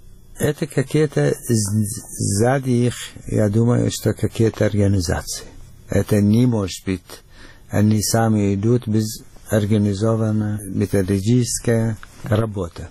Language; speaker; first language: Russian; non-native, fluent; Arabic